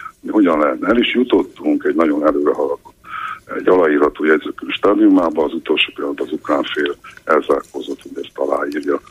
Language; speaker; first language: Hungarian; native; Hungarian